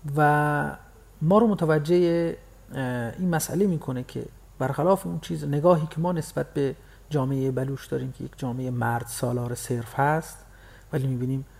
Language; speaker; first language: Persian; non-native, local second language; Baluchi